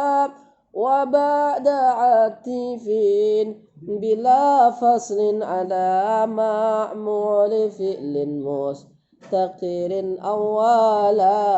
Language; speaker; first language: Arabic; non-native, fluent; Indonesian